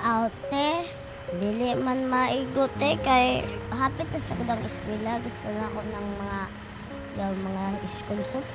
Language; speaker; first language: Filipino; non-native, local second language; Cebuano